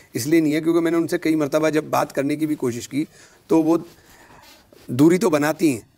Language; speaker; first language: Hindi; native; Hindi